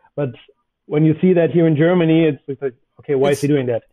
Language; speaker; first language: English; non-native, fluent; German